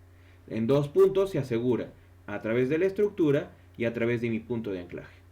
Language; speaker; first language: Spanish; native; Spanish